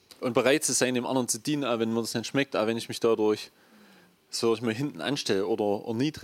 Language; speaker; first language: German; native; German